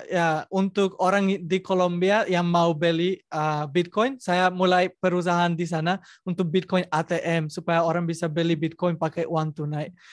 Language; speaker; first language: Indonesian; non-native, learner; Spanish